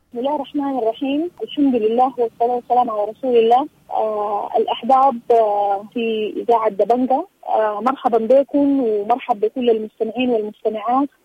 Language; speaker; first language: Arabic; native; Arabic